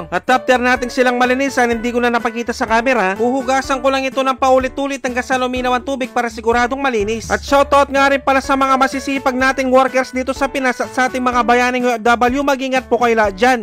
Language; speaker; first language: Filipino; non-native, local second language; Pampanga